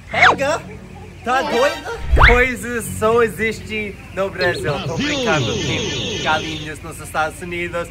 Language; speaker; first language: Portuguese; non-native, learner; English